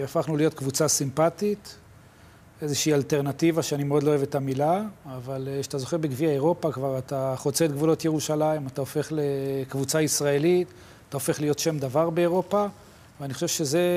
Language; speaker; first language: Hebrew; native; Hebrew